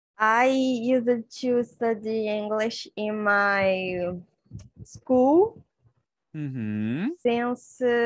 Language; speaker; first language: English; non-native, learner; Portuguese